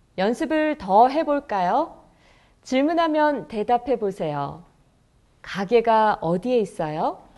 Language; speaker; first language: Korean; native; Korean